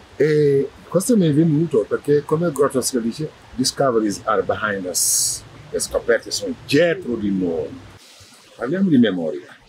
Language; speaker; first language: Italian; non-native, fluent; Wolof